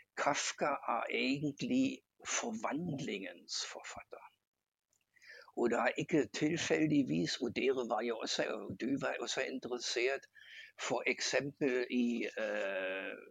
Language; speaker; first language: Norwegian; non-native, fluent; German